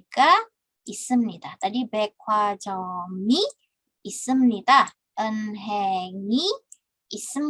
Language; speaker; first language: Korean; non-native, fluent; Indonesian